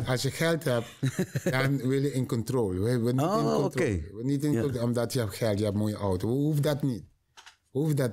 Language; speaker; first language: Dutch; non-native, learner; Papiamento